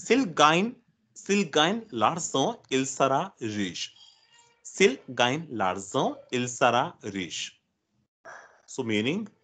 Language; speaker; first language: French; non-native, fluent; Hindi